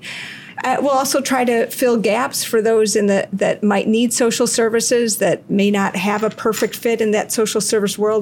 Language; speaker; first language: English; native; English